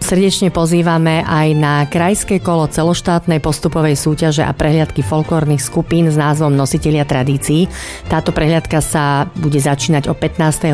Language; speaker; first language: Slovak; native; Slovak